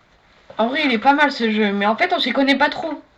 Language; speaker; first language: French; native; French